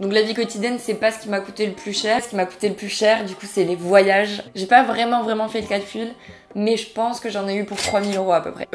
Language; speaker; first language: French; native; French